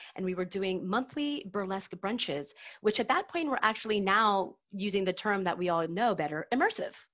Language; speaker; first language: English; native; English